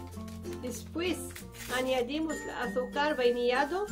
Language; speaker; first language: Spanish; non-native, fluent; Arabic